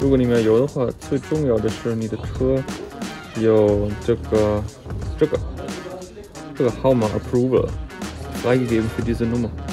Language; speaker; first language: Chinese; non-native, learner; German